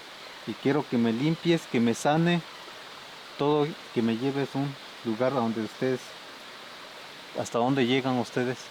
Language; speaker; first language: Spanish; native; Spanish